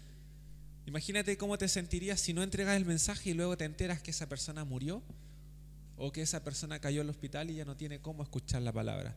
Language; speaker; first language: Spanish; native; Spanish